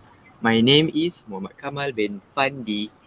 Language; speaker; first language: English; non-native, local second language; Malay